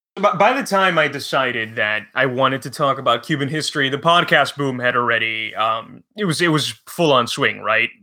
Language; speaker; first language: English; early bilingual, other home language; Spanish